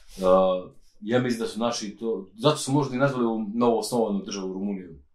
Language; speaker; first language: Serbian; non-native, local second language; Romanian